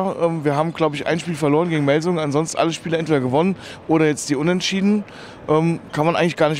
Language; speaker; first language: German; native; German